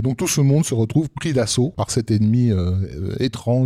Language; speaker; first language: French; native; French